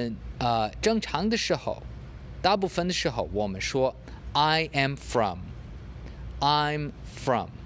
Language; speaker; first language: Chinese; non-native, learner; English